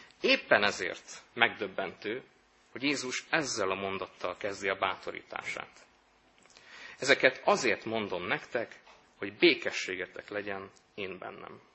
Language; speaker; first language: Hungarian; native; Hungarian